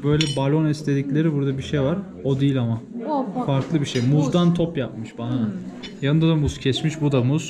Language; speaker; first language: Turkish; native; Turkish